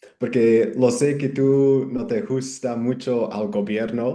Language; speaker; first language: Spanish; non-native, fluent; English